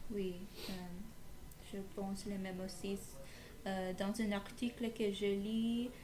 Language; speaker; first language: French; non-native, learner; English